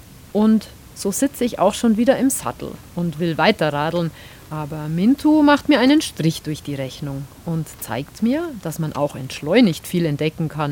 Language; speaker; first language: German; native; German